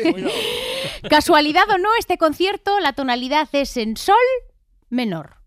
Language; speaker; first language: Spanish; native; Spanish